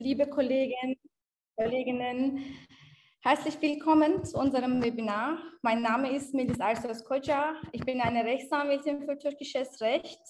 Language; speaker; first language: German; non-native, fluent; Turkish